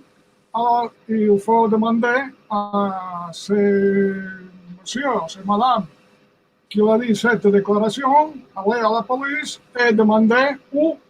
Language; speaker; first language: French; non-native, fluent; Spanish